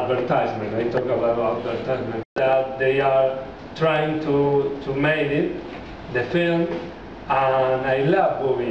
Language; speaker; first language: English; non-native, learner; Spanish